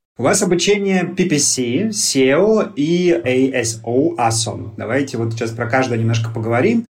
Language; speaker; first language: Russian; native; Russian